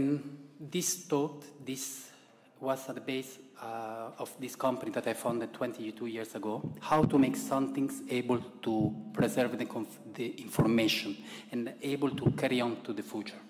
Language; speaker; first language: English; non-native, fluent; Italian